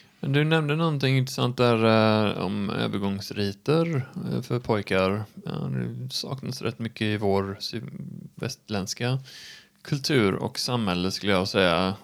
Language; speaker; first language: Swedish; native; Swedish